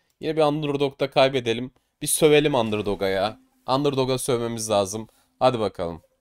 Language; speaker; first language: Turkish; native; Turkish